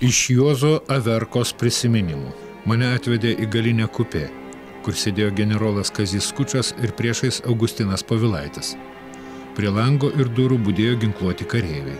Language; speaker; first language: Lithuanian; native; Lithuanian